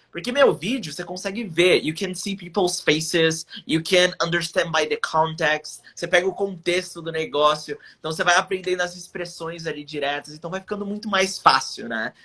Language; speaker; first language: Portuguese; native; Portuguese